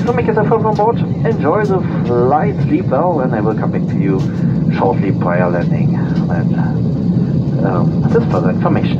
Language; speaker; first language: English; non-native, fluent; German